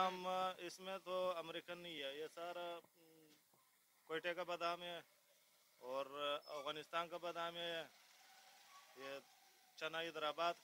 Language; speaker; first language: Hindi; non-native, local second language; Pashto